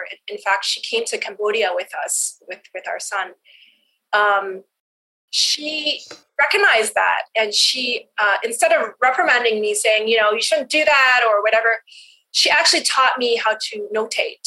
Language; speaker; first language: English; native; English